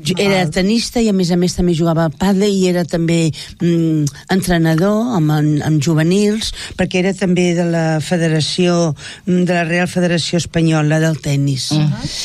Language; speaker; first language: Catalan; non-native, local second language; Spanish